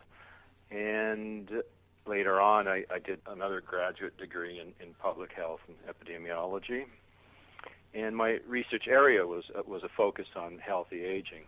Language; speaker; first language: English; native; English